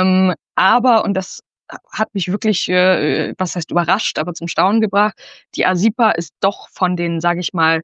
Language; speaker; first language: German; native; German